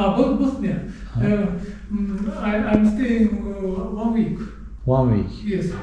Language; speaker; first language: English; non-native, learner; Japanese